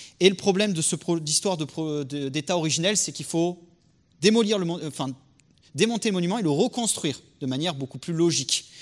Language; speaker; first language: French; native; French